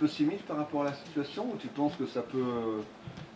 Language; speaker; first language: French; native; French